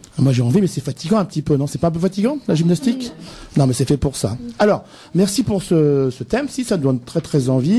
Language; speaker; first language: French; native; French